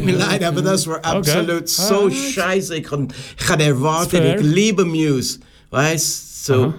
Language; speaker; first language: German; non-native, learner; English